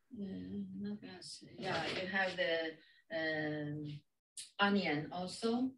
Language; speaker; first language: English; non-native, fluent; Chinese